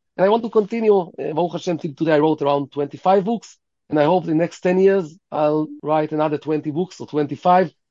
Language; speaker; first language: English; early bilingual, heritage; Hebrew